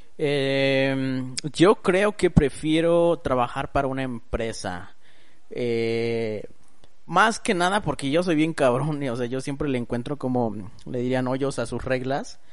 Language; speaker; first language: Spanish; early bilingual, heritage; Spanish